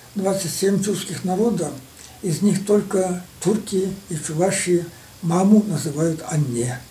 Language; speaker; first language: Russian; non-native, local second language; Chuvash